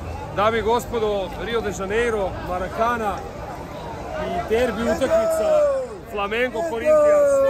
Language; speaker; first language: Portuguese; non-native, learner; Serbian